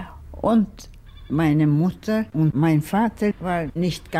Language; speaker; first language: German; non-native, fluent; Swedish